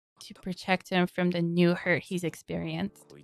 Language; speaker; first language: English; native; English